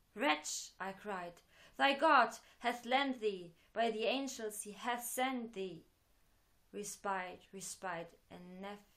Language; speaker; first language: English; non-native, fluent; German